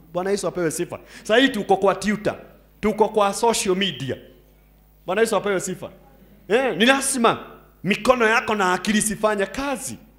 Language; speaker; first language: Swahili; non-native, local second language; Kikuyu